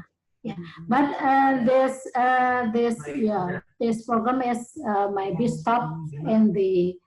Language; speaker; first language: English; non-native, learner; Indonesian